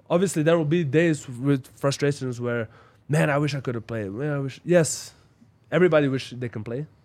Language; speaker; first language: English; non-native, fluent; Slovenian